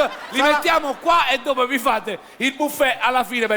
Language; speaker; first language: Italian; native; Italian